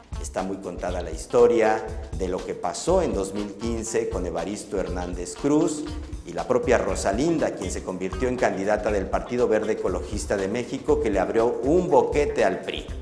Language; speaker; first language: Spanish; native; Spanish